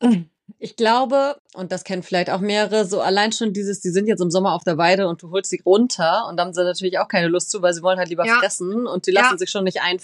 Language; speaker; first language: German; native; German